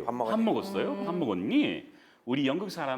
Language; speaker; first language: Korean; non-native, fluent; English